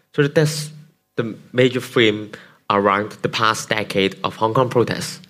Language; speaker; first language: English; non-native, local second language; Cantonese